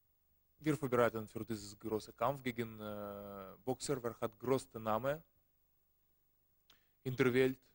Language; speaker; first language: German; non-native, learner; Russian